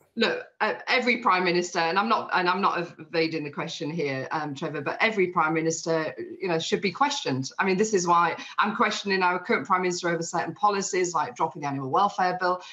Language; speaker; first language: English; native; English